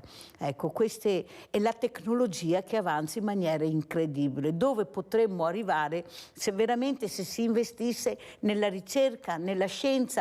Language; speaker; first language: Italian; native; Italian